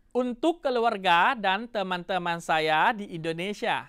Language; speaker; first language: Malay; non-native, fluent; Thai